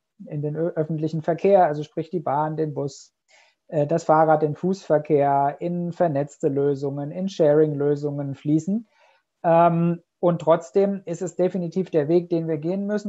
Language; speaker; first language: German; native; German